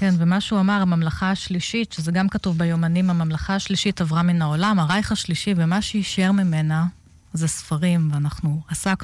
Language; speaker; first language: Hebrew; native; Hebrew